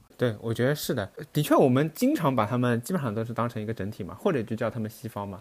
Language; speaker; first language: Chinese; native; Chinese